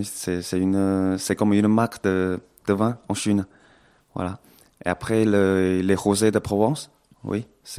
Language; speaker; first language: French; non-native, fluent; Chinese